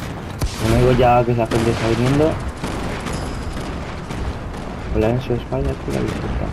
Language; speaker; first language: Spanish; native; Spanish